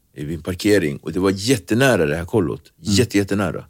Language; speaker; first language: Swedish; early bilingual, other home language; Kabuverdianu